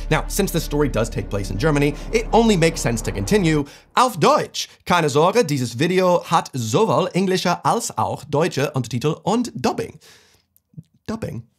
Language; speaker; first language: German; non-native, fluent; English